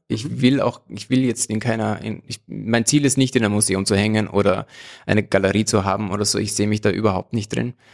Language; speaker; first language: German; native; German